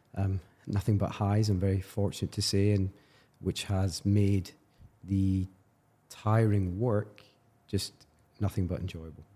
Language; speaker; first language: English; native; English